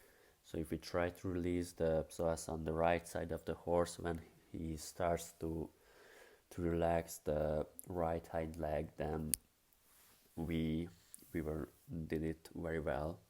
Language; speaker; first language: English; non-native, fluent; Hungarian